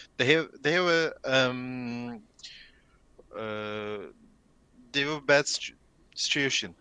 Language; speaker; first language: English; non-native, learner; Turkish